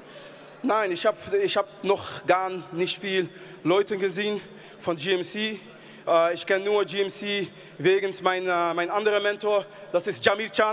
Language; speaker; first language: German; non-native, fluent; Dutch